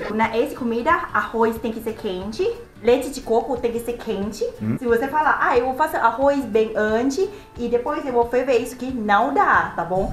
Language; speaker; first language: Portuguese; non-native, learner; Thai